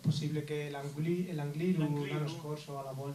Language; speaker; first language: Italian; non-native, learner; Spanish